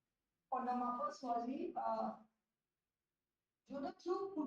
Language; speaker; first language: French; non-native, learner; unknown